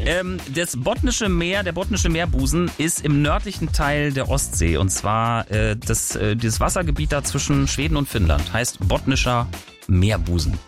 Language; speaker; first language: German; native; German